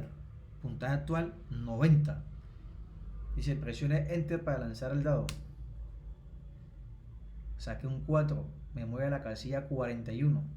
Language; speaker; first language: Spanish; native; Spanish